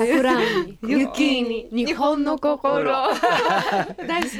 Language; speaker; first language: Japanese; non-native, learner; Russian